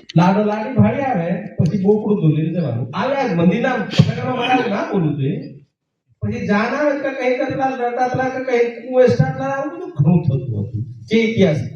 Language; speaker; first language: Gujarati; non-native, local second language; Rathawi